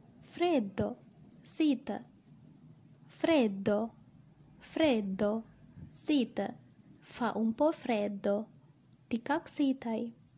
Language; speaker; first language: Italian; non-native, fluent; Sinhala